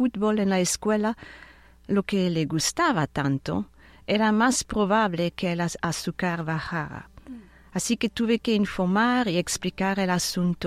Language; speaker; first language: Spanish; non-native, fluent; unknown